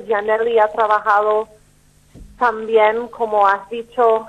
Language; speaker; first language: Spanish; non-native, fluent; English